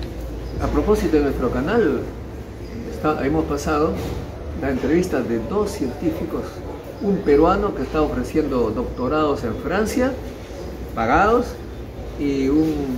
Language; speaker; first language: Spanish; native; Spanish